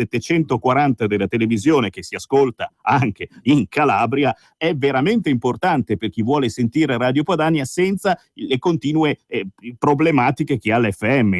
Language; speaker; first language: Italian; native; Italian